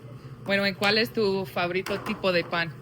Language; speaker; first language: Spanish; non-native, learner; English